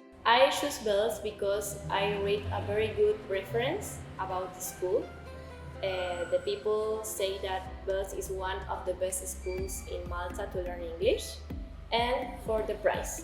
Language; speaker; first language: English; non-native, learner; Spanish